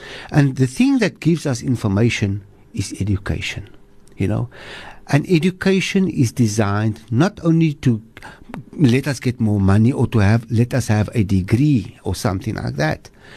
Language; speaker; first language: English; native; English